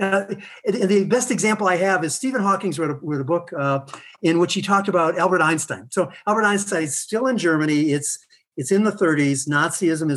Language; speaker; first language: English; native; English